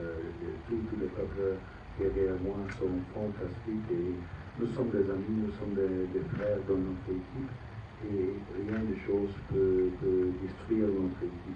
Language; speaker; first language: French; non-native, fluent; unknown